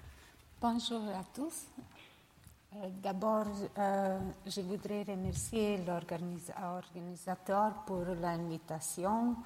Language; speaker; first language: French; non-native, learner; Serbian